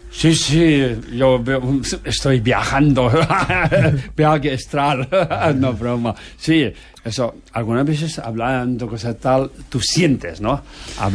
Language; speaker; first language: Spanish; non-native, fluent; Tibetan